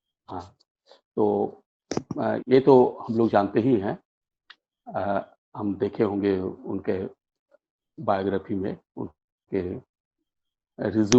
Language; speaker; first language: Hindi; native; Hindi